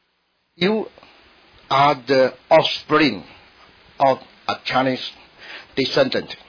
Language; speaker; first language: English; non-native, learner; Min Nan Chinese